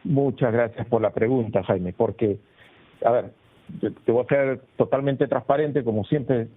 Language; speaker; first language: Spanish; native; Spanish